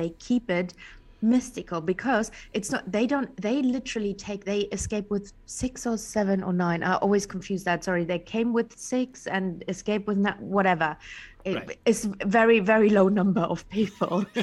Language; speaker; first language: English; non-native, fluent; German